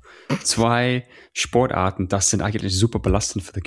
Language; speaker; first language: German; non-native, learner; English